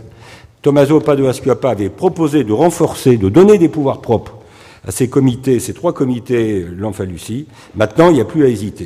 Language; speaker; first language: French; native; French